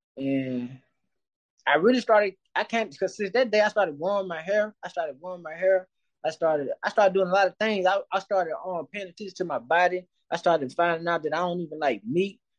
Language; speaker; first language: English; native; English